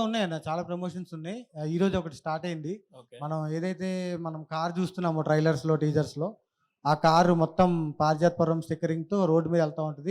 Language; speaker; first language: Telugu; native; Telugu